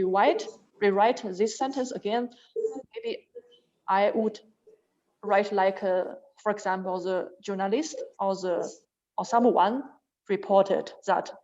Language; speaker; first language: English; non-native, learner; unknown